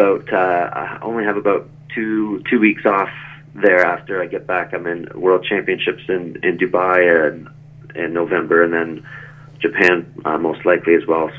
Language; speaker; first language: English; native; English